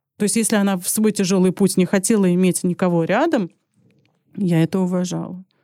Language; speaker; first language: Russian; early bilingual, other home language; Armenian